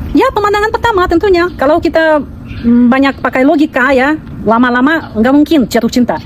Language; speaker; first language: Indonesian; non-native, fluent; Russian